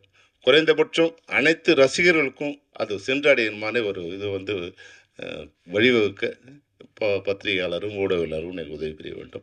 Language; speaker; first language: Tamil; native; Tamil